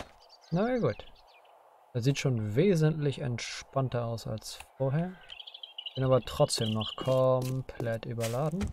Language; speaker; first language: German; native; German